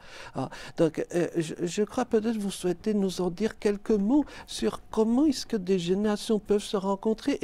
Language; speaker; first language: French; native; French